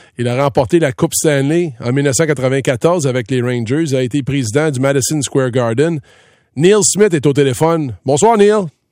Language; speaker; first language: French; native; French